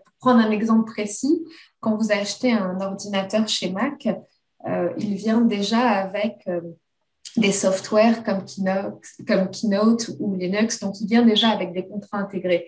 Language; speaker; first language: French; native; French